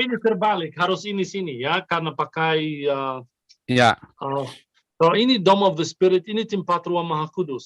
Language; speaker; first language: Indonesian; non-native, fluent; Arabic